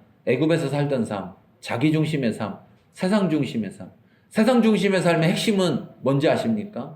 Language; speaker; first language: Korean; native; Korean